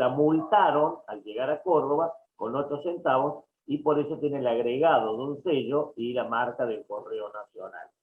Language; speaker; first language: Spanish; native; Spanish